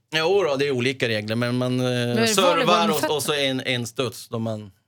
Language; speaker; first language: Swedish; native; Swedish